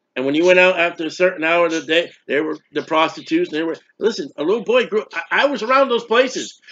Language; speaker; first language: English; native; English